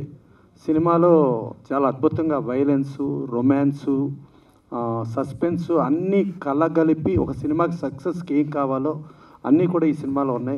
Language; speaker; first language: Telugu; native; Telugu